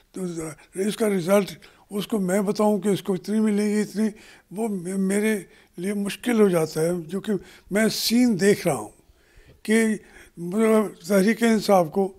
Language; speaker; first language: Urdu; native; Urdu